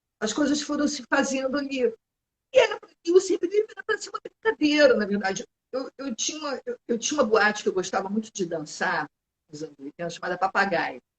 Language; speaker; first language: Portuguese; native; Portuguese